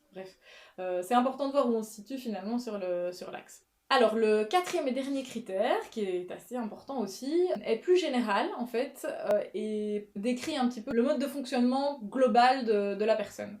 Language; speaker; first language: French; native; French